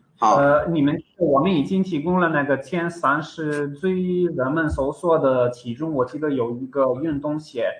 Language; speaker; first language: Chinese; non-native, fluent; Romanian